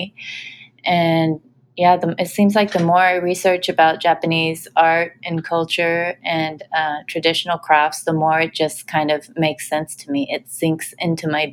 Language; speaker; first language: English; native; English